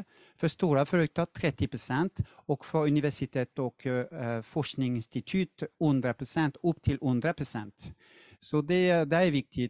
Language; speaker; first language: Swedish; non-native, fluent; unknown